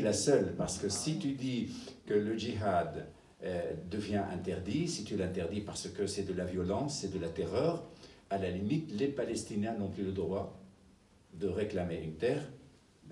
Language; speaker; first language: French; non-native, fluent; Arabic